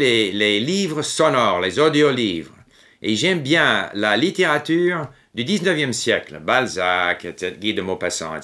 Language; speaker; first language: French; non-native, fluent; English